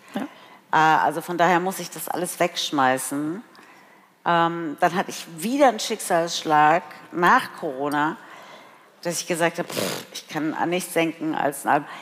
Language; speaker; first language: German; early bilingual, other home language; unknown